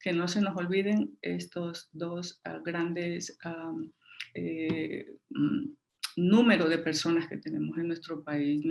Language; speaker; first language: Spanish; native; Spanish